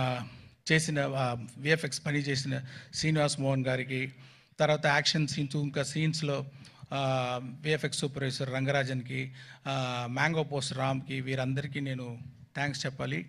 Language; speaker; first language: Telugu; non-native, fluent; Tamil